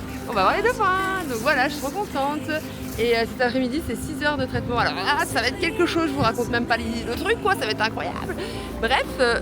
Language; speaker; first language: French; native; French